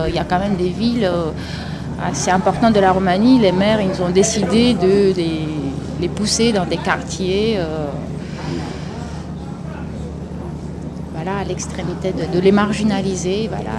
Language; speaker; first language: French; non-native, fluent; Romanian